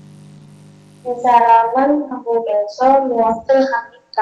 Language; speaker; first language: Korean; non-native, learner; Indonesian